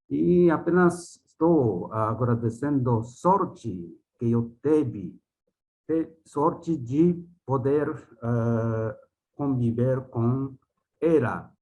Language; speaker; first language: Portuguese; non-native, fluent; Japanese